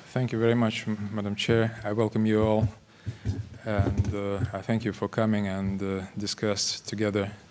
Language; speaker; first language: English; non-native, learner; Russian